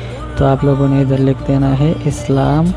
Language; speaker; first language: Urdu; non-native, local second language; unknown